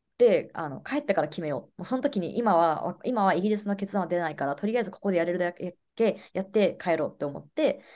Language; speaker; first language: Japanese; native; Japanese